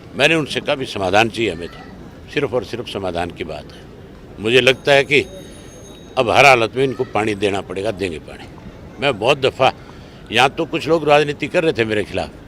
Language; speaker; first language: Hindi; native; Hindi